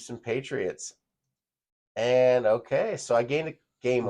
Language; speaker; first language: English; native; English